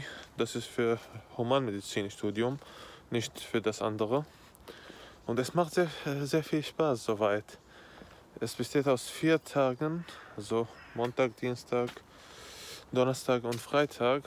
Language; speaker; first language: German; non-native, fluent; Arabic